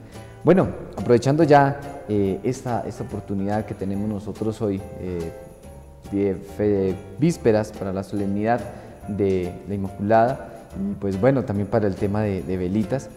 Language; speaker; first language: Spanish; native; Spanish